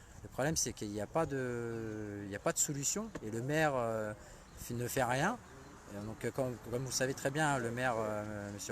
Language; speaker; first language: French; native; French